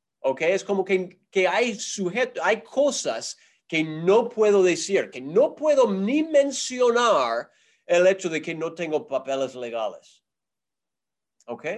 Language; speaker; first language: Spanish; non-native, fluent; English